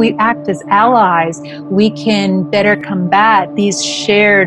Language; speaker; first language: English; native; English